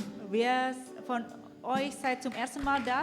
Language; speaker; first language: German; non-native, fluent; Indonesian